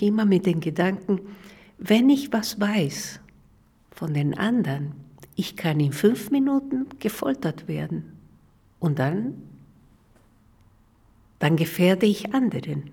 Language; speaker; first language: German; non-native, fluent; Spanish